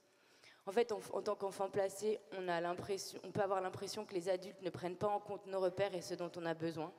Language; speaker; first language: French; native; French